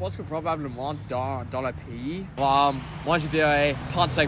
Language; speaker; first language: French; non-native, local second language; English